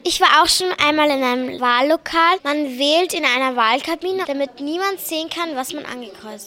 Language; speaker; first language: German; native; German